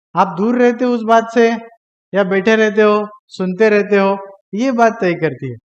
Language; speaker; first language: Hindi; non-native, local second language; Marathi